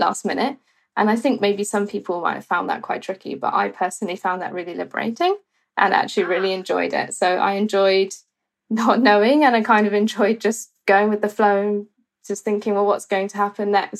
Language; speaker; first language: English; native; English